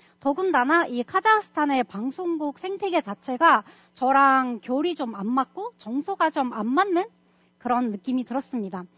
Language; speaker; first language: Korean; non-native, fluent; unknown